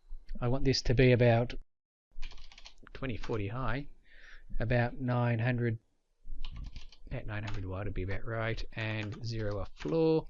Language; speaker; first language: English; native; English